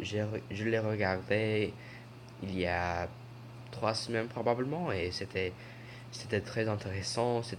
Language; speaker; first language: French; non-native, learner; English